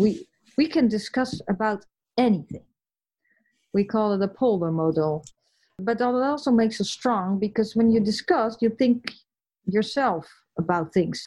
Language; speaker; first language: English; non-native, fluent; Dutch